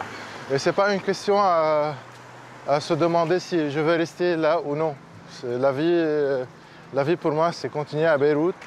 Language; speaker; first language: French; non-native, local second language; Arabic